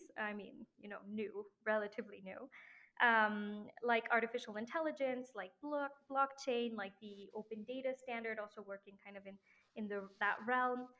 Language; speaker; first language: English; non-native, fluent; French